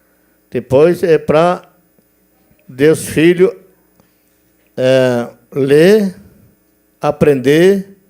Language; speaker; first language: Portuguese; non-native, local second language; Yanomámi